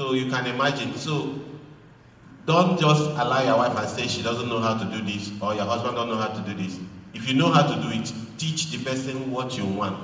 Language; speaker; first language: English; non-native, local second language; Igbo